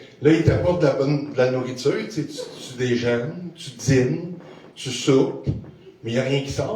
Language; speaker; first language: French; native; French